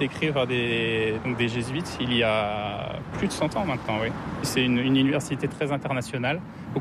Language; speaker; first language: French; native; French